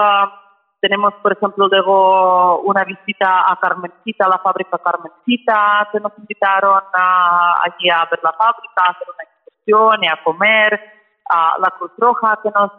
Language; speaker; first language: Spanish; non-native, fluent; Ukrainian